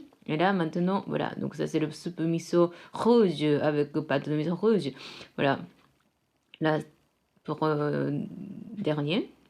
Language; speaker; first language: French; non-native, fluent; Japanese